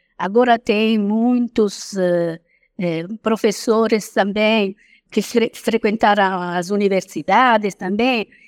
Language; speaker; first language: Portuguese; non-native, fluent; Italian